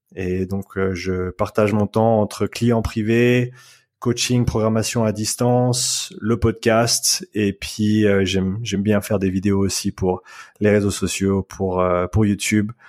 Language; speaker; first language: French; native; French